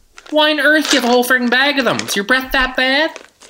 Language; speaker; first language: English; native; English